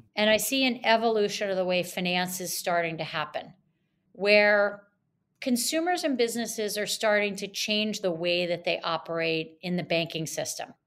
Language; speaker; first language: English; native; English